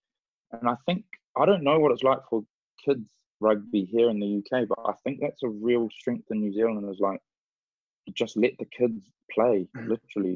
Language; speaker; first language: English; native; English